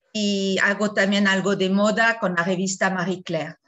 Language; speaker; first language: Spanish; non-native, fluent; French